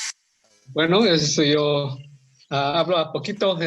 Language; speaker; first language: Spanish; non-native, learner; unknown